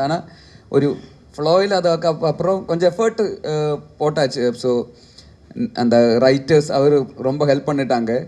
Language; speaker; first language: Tamil; non-native, learner; Malayalam